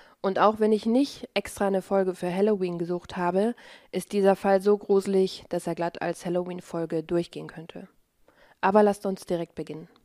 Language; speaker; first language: German; native; German